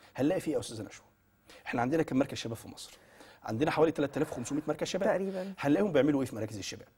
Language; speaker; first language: Arabic; native; Arabic